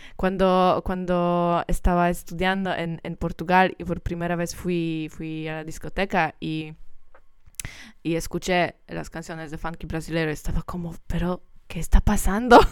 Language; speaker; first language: Spanish; non-native, learner; Polish